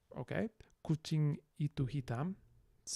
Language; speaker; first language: Indonesian; non-native, learner; English